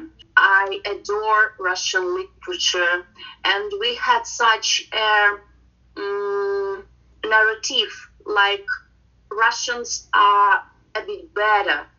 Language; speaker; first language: English; non-native, fluent; Ukrainian